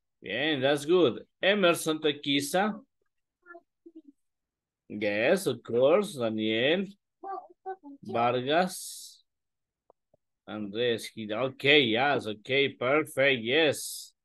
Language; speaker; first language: English; non-native, learner; Spanish